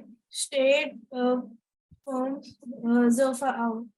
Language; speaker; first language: German; non-native, learner; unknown